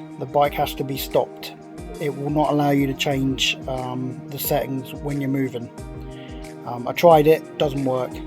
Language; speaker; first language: English; native; English